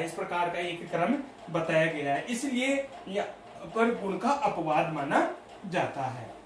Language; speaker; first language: Hindi; native; Hindi